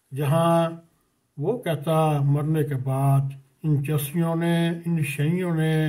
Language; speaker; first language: Urdu; native; Urdu